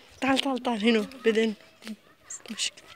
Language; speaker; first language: Arabic; non-native, learner; Bangla